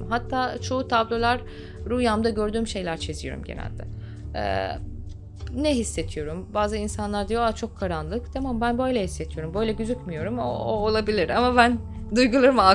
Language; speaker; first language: Turkish; non-native, fluent; Arabic